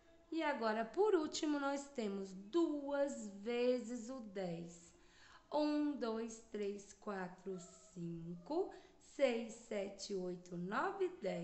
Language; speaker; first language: Portuguese; native; Portuguese